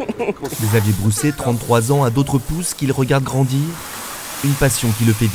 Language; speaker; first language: French; native; French